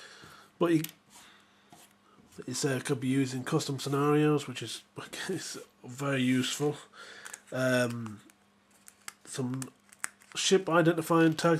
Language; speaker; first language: English; native; English